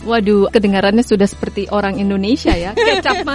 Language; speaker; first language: Indonesian; native; Indonesian